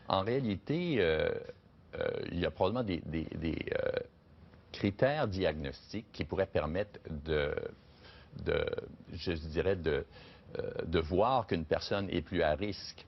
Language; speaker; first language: French; native; French